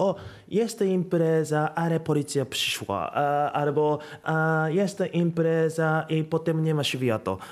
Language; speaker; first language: Polish; non-native, learner; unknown